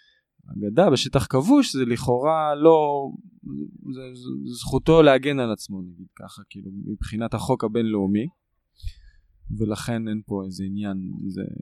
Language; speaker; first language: Hebrew; native; Hebrew